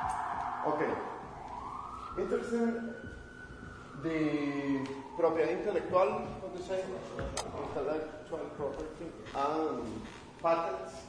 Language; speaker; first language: English; non-native, learner; Spanish